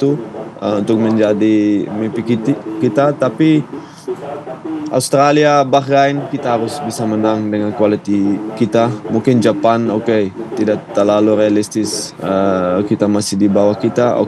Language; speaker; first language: Indonesian; non-native, fluent; Dutch